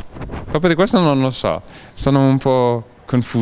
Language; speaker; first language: Italian; non-native, learner; English